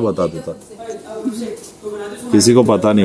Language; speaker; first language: Hindi; native; Hindi